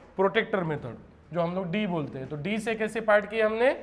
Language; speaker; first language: Hindi; non-native, local second language; Marathi